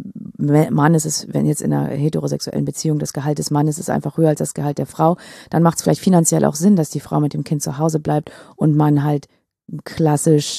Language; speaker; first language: German; native; German